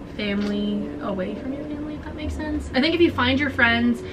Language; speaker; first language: English; native; English